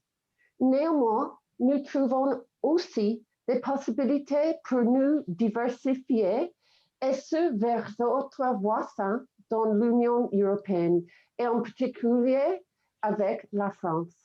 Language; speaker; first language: French; non-native, fluent; English